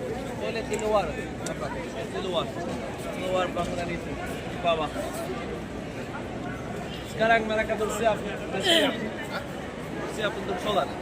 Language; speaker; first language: Indonesian; non-native, fluent; Turkish